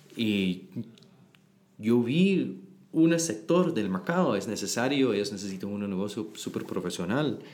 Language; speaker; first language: Spanish; non-native, learner; English